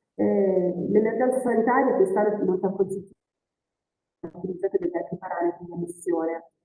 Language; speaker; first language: Italian; native; Italian